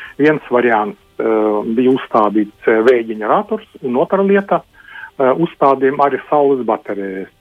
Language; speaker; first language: Latvian; non-native, local second language; Russian